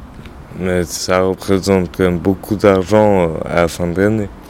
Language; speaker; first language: French; native; French